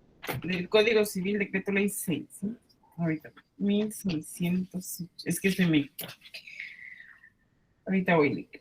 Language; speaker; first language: Spanish; native; Spanish